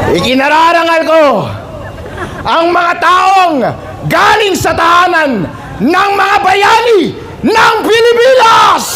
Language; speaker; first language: Filipino; non-native, local second language; Iloko